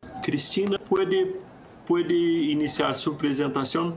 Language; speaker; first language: Spanish; non-native, fluent; Portuguese